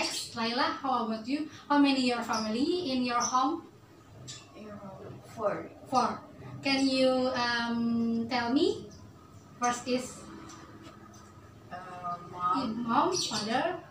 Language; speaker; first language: English; non-native, learner; Indonesian